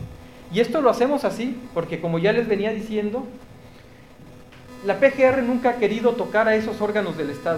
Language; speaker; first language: Spanish; native; Spanish